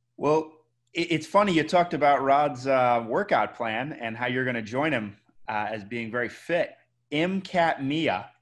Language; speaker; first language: English; native; English